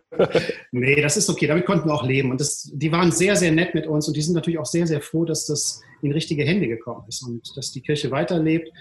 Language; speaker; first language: German; native; German